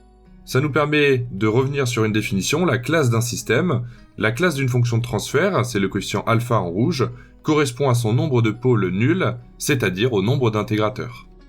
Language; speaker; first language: French; native; French